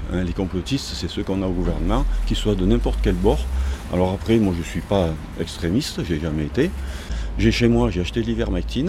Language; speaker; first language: French; native; French